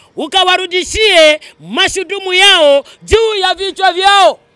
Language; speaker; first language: Swahili; non-native, local second language; Luyia